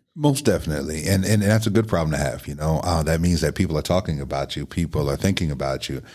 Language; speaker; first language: English; native; English